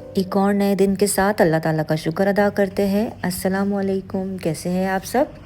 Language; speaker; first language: Urdu; native; Urdu